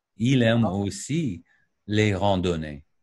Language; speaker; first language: French; non-native, learner; English